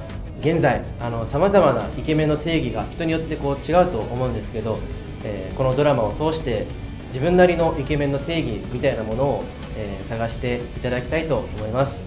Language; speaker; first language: Japanese; native; Japanese